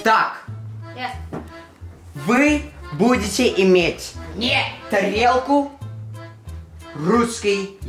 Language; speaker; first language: Russian; early bilingual, heritage; Russian